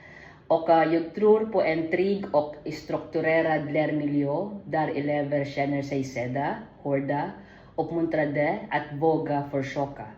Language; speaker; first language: Swedish; non-native, learner; Filipino